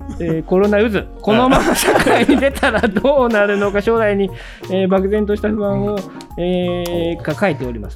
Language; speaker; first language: Japanese; native; Japanese